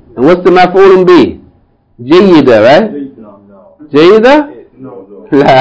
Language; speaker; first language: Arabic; non-native, fluent; English